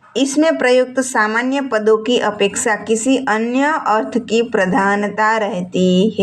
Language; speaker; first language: Hindi; non-native, local second language; Gujarati